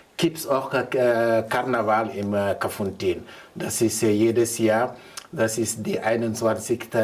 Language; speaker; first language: German; non-native, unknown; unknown